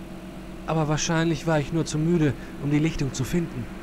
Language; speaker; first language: German; native; German